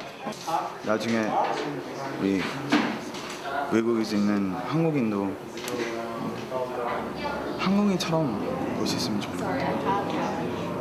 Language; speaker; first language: Korean; non-native, learner; English